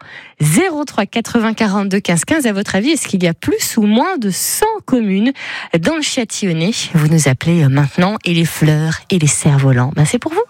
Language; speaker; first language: French; native; French